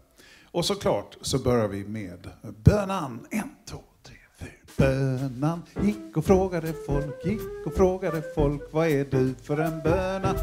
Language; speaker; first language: Swedish; native; Swedish